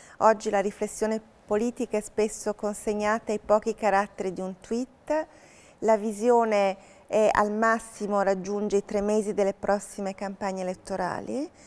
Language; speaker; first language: Italian; native; Italian